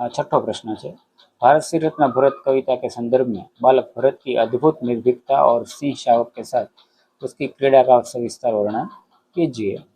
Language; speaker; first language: Hindi; non-native, local second language; Gujarati